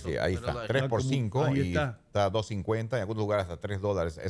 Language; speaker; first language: Spanish; native; Spanish